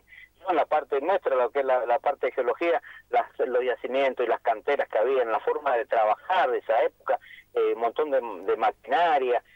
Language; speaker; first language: Spanish; native; Spanish